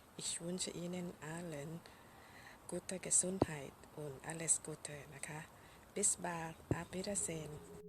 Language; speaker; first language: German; non-native, fluent; Thai